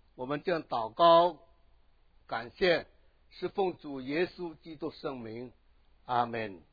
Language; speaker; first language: Chinese; non-native, local second language; Cantonese